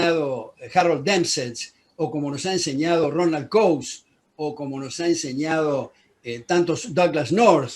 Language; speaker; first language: Spanish; native; Spanish